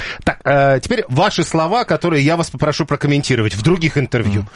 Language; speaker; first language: Russian; native; Russian